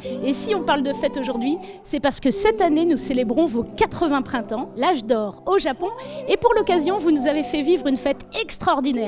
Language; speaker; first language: French; native; French